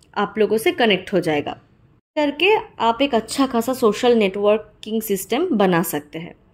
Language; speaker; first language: Hindi; non-native, local second language; Bangla